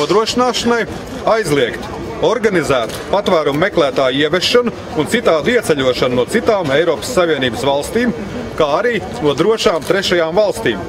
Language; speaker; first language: Latvian; native; Latvian